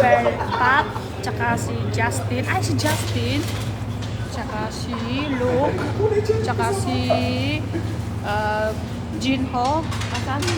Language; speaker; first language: Filipino; non-native, learner; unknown